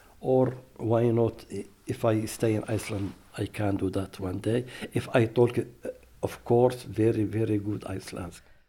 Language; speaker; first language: English; non-native, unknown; Arabic